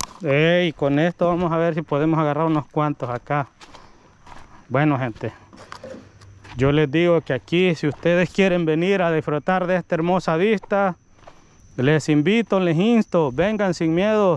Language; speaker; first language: Spanish; native; Spanish